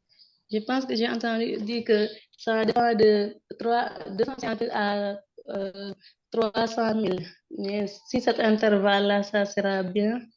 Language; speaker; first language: French; non-native, local second language; Wolof